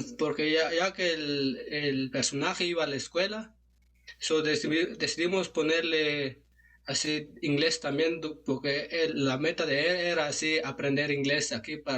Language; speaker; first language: Spanish; non-native, local second language; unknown